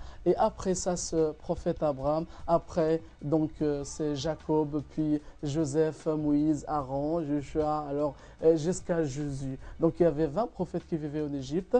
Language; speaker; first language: French; non-native, fluent; Arabic